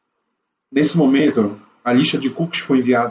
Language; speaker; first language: Portuguese; native; Portuguese